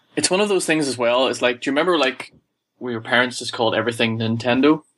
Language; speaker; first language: English; native; English